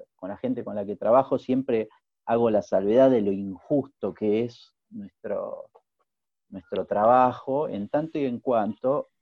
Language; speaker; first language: Spanish; native; Spanish